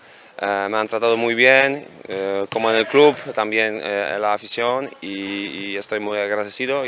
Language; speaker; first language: Spanish; non-native, fluent; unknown